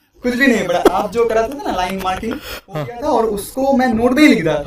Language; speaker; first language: Hindi; non-native, local second language; Bangla